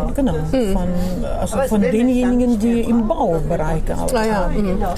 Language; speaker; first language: German; non-native, fluent; Russian